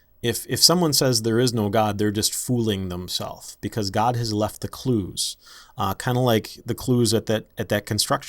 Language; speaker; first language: English; native; English